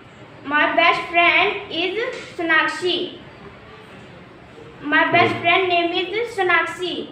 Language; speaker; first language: English; non-native, learner; Hindi